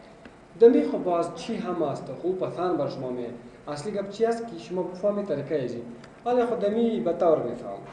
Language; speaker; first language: Persian; non-native, local second language; Pashto